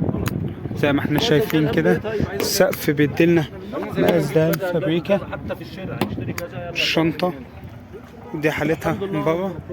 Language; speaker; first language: Arabic; native; Arabic